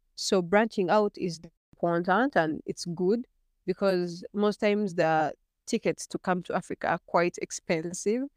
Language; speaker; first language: English; non-native, local second language; Ganda